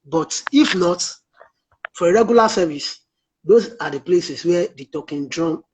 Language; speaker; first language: English; non-native, local second language; Yoruba